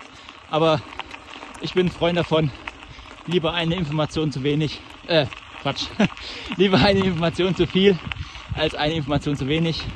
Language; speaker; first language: German; native; German